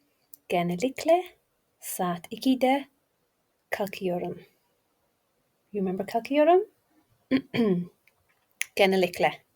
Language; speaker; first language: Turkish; non-native, learner; English